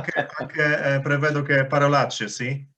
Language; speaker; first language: Italian; non-native, fluent; Polish